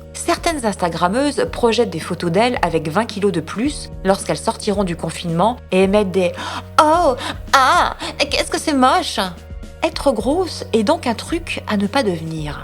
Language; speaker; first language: French; native; French